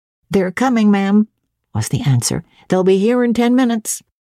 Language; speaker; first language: English; native; English